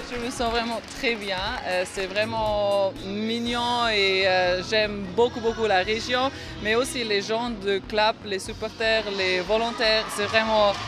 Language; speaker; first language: French; non-native, fluent; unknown